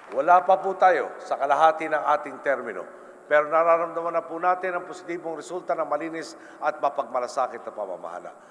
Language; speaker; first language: Filipino; native; Filipino